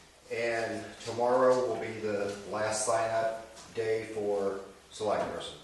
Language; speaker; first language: English; native; English